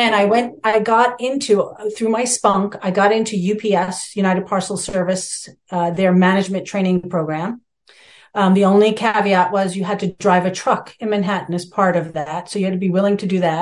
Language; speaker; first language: English; native; English